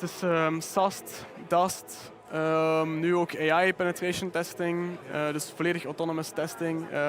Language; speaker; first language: Dutch; native; Dutch